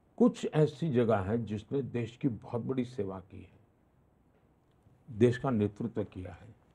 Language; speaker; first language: Hindi; non-native, local second language; Gujarati